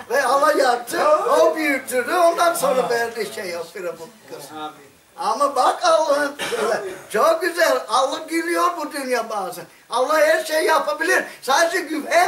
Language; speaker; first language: Turkish; non-native, fluent; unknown